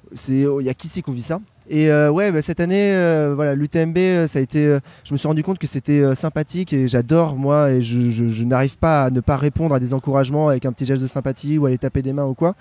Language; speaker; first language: French; native; French